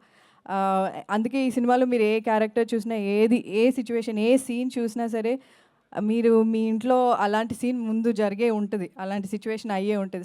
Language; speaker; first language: Telugu; native; Telugu